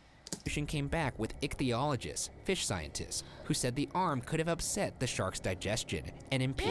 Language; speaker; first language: English; native; English